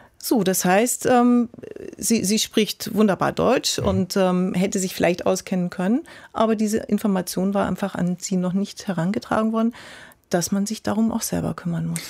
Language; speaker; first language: German; native; German